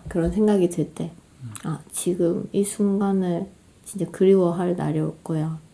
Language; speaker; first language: Korean; native; Korean